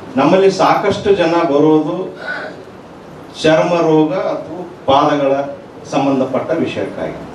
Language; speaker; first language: Kannada; native; Kannada